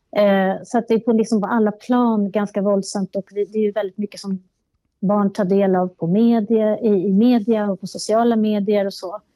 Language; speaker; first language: Swedish; native; Swedish